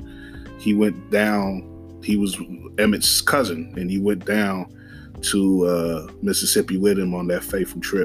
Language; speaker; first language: English; native; English